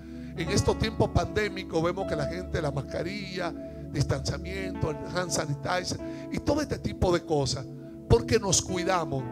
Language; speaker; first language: Spanish; native; Spanish